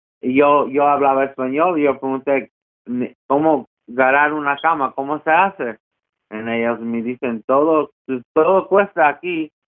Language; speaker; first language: Spanish; early bilingual, heritage; Spanish